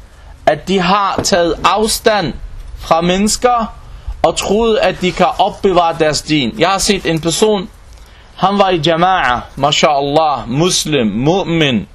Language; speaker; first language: Danish; non-native, local second language; Arabic